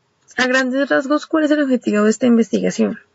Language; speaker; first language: Spanish; native; Spanish